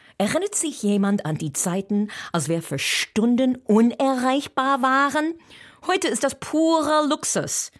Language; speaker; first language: German; non-native, fluent; English